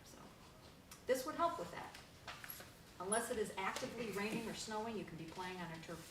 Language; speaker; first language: English; native; English